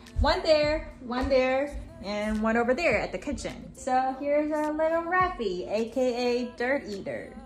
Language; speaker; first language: English; non-native, fluent; Chinese